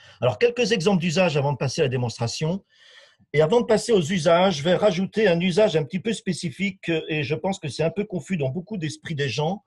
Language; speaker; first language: French; native; French